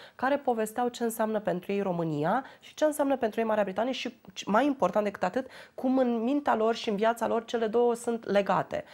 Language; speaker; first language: Romanian; native; Romanian